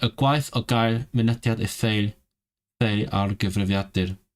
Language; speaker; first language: Welsh; non-native, learner; Cantonese